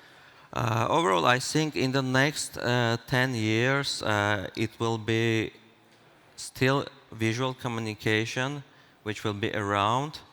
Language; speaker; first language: English; non-native, fluent; Armenian